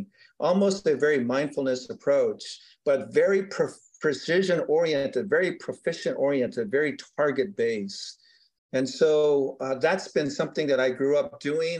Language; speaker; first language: English; native; English